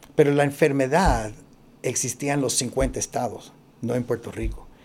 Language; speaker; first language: Spanish; early bilingual, heritage; Spanish